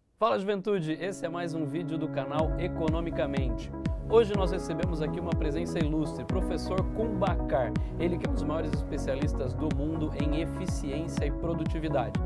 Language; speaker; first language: Portuguese; native; Portuguese